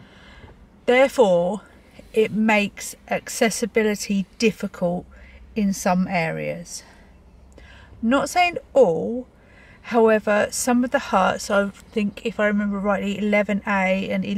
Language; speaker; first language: English; native; English